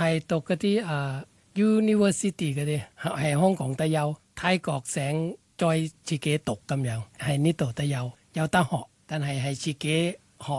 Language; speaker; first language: Cantonese; non-native, fluent; Thai